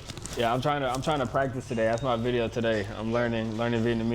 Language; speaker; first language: English; native; English